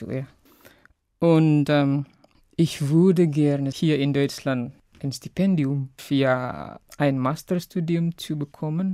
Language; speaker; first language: German; non-native, fluent; Indonesian